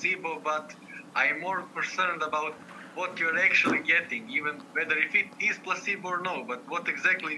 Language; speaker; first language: English; non-native, fluent; Serbian